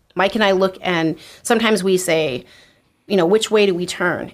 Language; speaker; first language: English; native; English